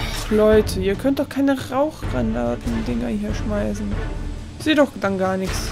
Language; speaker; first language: German; native; German